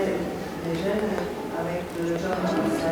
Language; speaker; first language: French; non-native, fluent; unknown